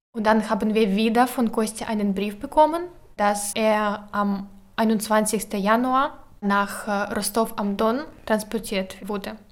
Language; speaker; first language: German; non-native, learner; Ukrainian